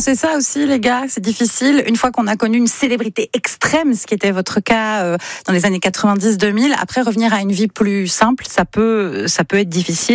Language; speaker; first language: French; native; French